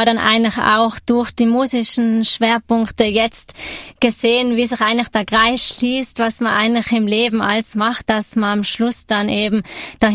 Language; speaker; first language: German; native; German